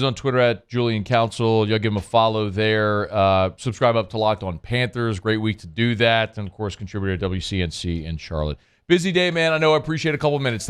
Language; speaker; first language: English; native; English